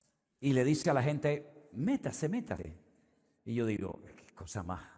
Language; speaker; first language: Spanish; native; Spanish